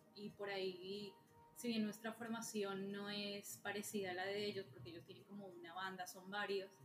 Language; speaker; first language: Spanish; native; Spanish